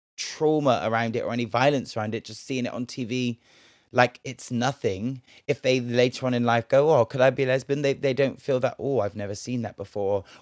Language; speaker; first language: English; native; English